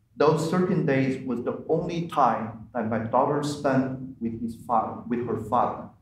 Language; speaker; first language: English; non-native, fluent; Chinese